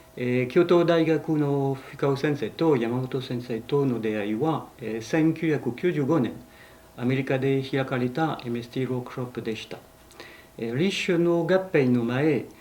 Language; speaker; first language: Japanese; non-native, fluent; French